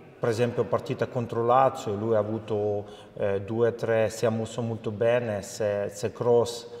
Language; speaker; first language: Italian; non-native, fluent; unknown